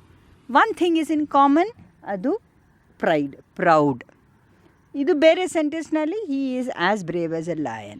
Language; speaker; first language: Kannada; non-native, learner; Konkani